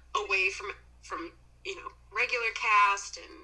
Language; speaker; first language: English; native; English